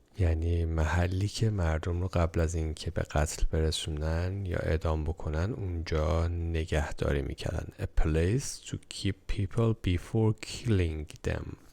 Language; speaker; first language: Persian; native; Persian